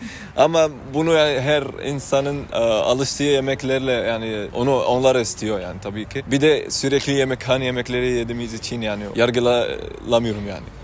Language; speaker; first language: Turkish; non-native, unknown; Arabic